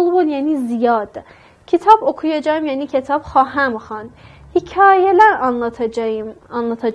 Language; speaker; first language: Turkish; non-native, learner; Persian